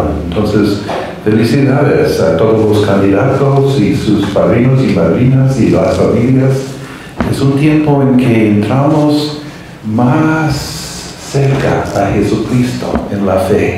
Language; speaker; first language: Spanish; non-native, fluent; English